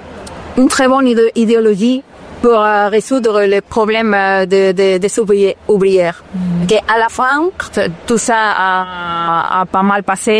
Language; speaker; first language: French; non-native, fluent; Spanish